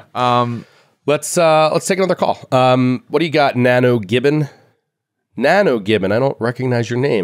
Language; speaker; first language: English; native; English